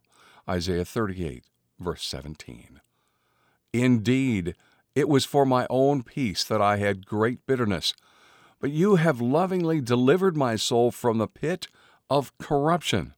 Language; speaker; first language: English; native; English